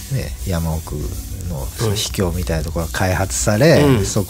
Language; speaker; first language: Japanese; native; Japanese